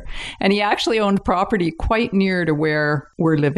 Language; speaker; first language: English; native; English